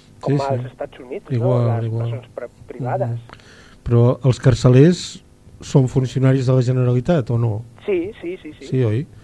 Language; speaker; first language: Catalan; native; Catalan